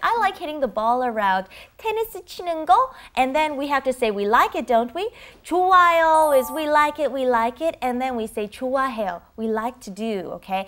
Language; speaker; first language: English; native; English